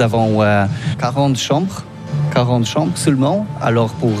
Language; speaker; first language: French; non-native, learner; Polish